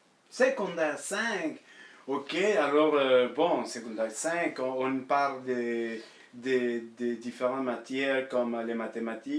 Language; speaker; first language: French; early bilingual, other home language; Spanish